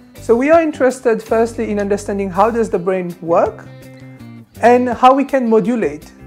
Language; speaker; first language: English; non-native, local second language; Morisyen